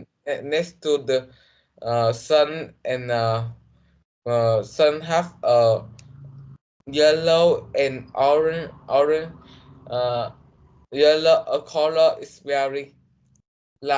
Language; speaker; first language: English; non-native, learner; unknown